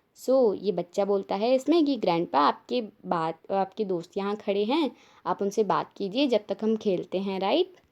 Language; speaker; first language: Hindi; native; Hindi